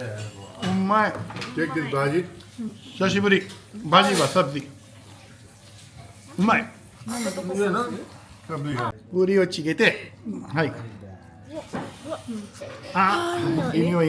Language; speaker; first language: Japanese; non-native, fluent; Urdu